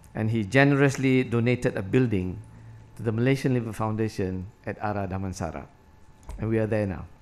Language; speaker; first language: English; non-native, local second language; Malay